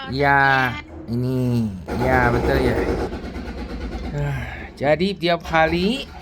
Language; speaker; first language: Indonesian; non-native, learner; Chinese